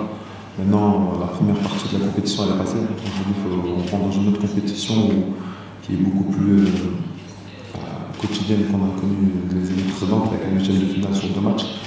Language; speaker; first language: French; native; French